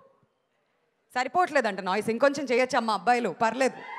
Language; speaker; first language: Telugu; native; Telugu